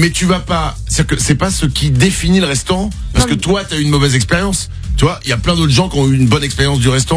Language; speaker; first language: French; native; French